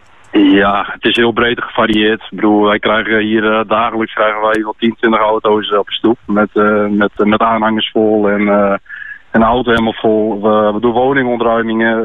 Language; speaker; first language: Dutch; native; Dutch